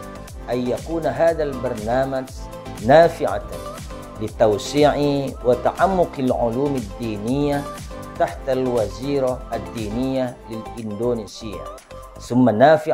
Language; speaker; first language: Arabic; non-native, fluent; Indonesian